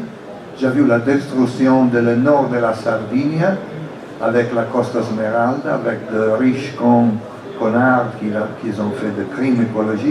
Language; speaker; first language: French; non-native, fluent; Italian